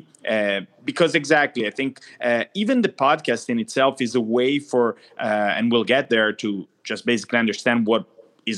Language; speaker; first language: English; non-native, fluent; Italian